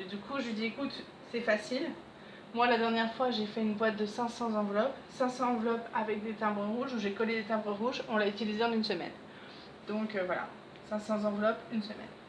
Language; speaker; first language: French; native; French